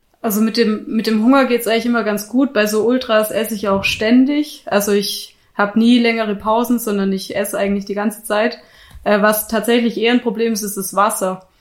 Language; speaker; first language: German; native; German